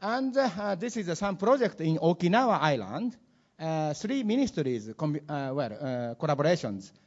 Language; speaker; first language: English; non-native, learner; Japanese